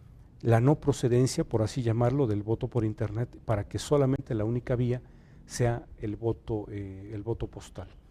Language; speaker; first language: Spanish; native; Spanish